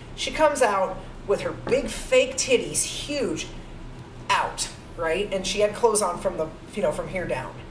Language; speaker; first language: English; native; English